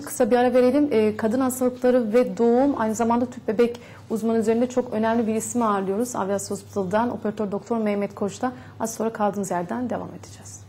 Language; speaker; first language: Turkish; native; Turkish